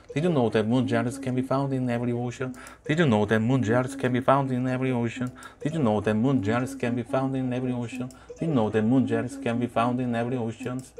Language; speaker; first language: English; non-native, learner; Korean